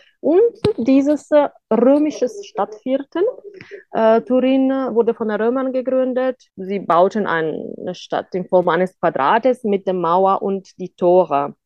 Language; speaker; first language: German; non-native, fluent; Italian